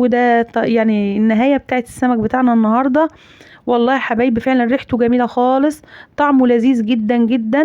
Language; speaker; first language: Arabic; native; Arabic